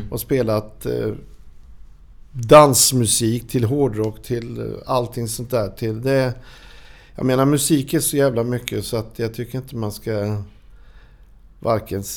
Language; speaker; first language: Swedish; native; Swedish